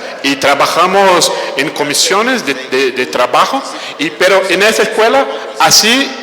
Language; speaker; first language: Spanish; non-native, fluent; Portuguese